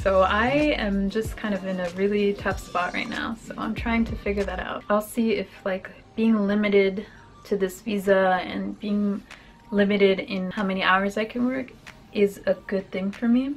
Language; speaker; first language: English; native; English